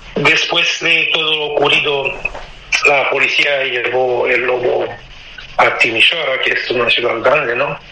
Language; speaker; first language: Spanish; non-native, fluent; Romanian